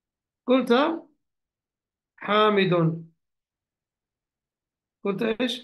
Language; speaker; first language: Arabic; non-native, fluent; English